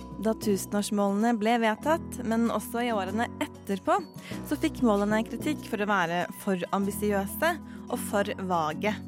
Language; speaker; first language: Norwegian; native; Norwegian